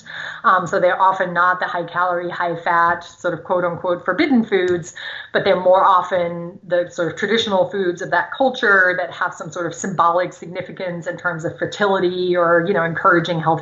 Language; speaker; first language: English; non-native, fluent; German